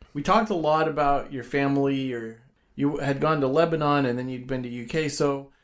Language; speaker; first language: English; early bilingual, other home language; Persian